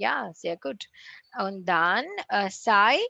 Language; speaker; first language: German; non-native, learner; Tamil